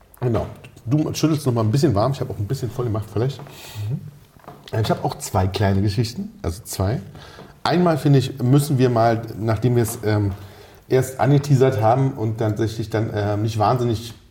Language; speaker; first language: German; native; German